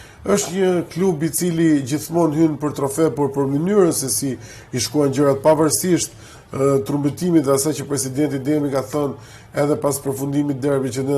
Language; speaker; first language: Albanian; native; Albanian